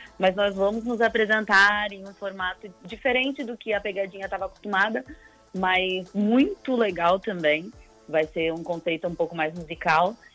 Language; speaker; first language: Portuguese; native; Portuguese